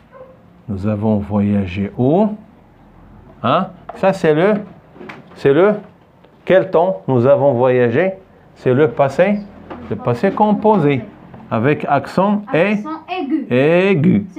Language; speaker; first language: French; non-native, fluent; Arabic